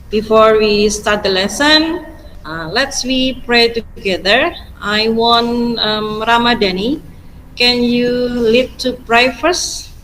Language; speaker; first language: English; non-native, fluent; Indonesian